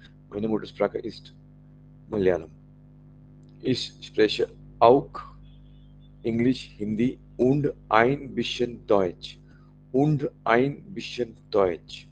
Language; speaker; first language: German; non-native, learner; Marathi